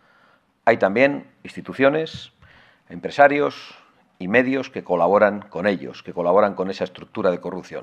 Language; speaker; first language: Spanish; native; Spanish